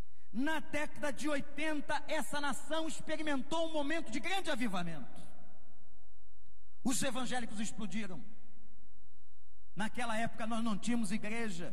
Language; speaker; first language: Portuguese; native; Portuguese